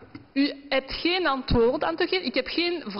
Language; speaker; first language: Dutch; non-native, local second language; French